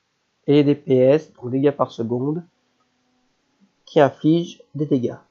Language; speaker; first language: French; native; French